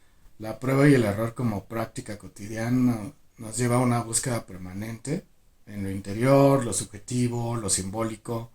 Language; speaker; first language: Spanish; native; Spanish